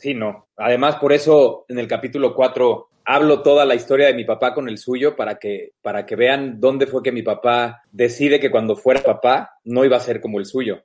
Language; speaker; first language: Spanish; native; Spanish